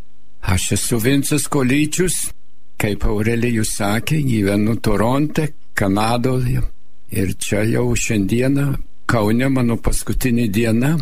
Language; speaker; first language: Lithuanian; early bilingual, heritage; Lithuanian